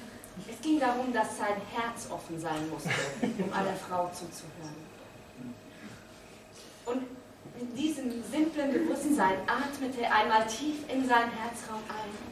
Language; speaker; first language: German; native; German